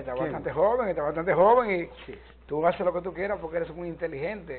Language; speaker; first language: Spanish; native; Spanish